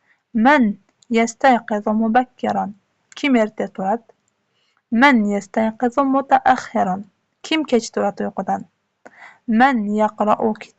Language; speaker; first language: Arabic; non-native, fluent; Uzbek